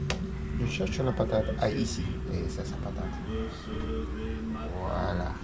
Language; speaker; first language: French; non-native, learner; Spanish